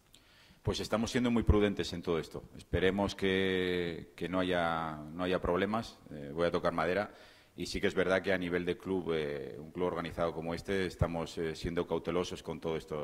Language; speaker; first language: Spanish; native; Spanish